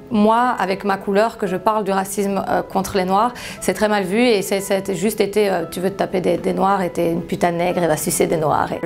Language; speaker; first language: French; native; French